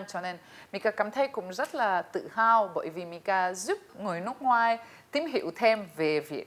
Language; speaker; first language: Vietnamese; non-native, fluent; Russian